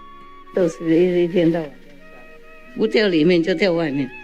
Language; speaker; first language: Chinese; non-native, learner; Vietnamese